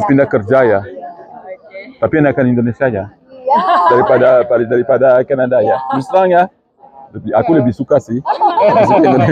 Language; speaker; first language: Indonesian; non-native, fluent; Spanish